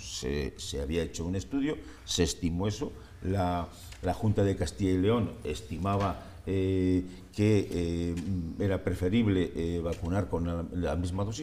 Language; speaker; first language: Spanish; native; Spanish